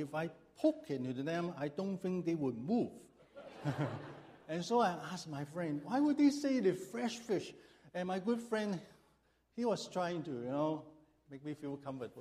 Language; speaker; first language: English; non-native, local second language; Cantonese